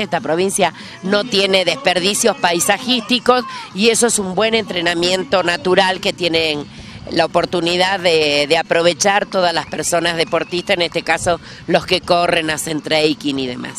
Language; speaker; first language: Spanish; native; Spanish